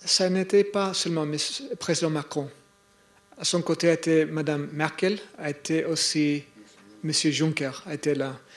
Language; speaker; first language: French; non-native, fluent; English